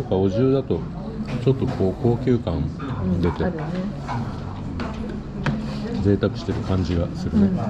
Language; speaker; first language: Japanese; native; Japanese